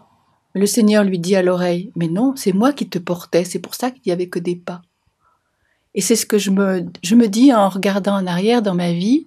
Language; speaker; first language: French; native; French